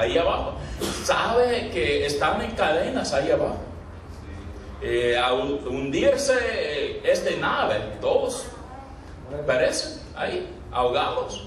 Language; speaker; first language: Spanish; non-native, fluent; English